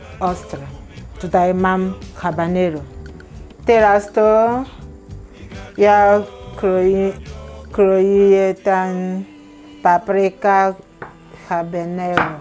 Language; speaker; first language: Polish; non-native, learner; Igbo